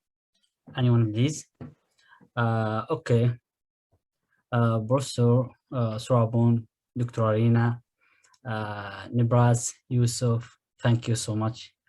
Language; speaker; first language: English; non-native, fluent; Arabic